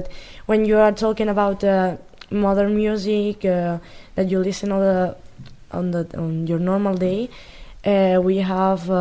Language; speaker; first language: English; non-native, learner; Catalan